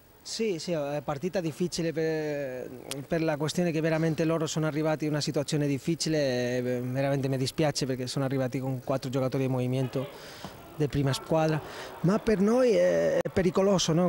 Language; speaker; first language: Italian; non-native, fluent; Spanish